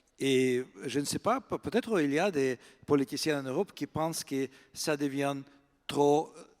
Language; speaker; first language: French; non-native, fluent; Russian